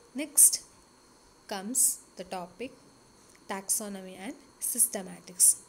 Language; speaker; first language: English; non-native, local second language; Kannada